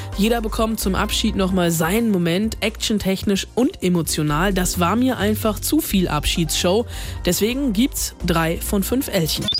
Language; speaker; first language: German; native; German